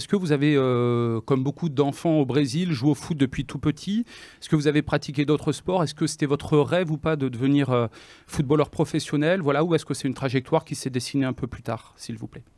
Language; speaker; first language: French; native; French